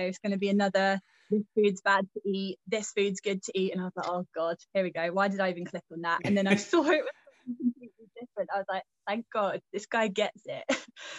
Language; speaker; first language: English; native; English